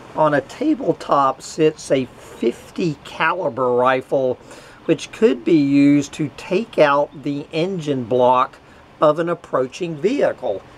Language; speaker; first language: English; native; English